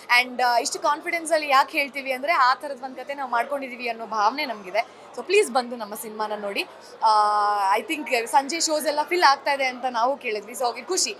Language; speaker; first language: Kannada; native; Kannada